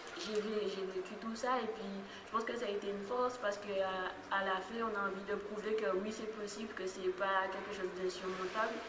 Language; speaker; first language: French; native; French